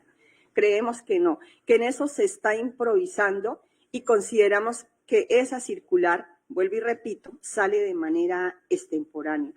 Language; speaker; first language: Spanish; native; Spanish